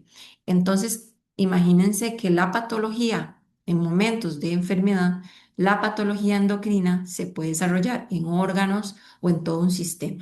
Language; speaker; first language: Spanish; native; Spanish